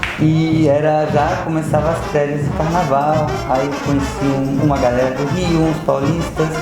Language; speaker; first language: Portuguese; non-native, fluent; Arabic